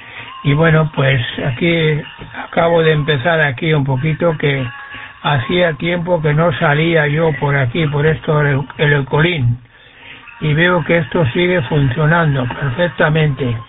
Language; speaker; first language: Spanish; native; Spanish